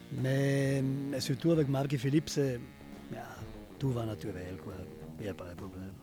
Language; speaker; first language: French; non-native, fluent; Italian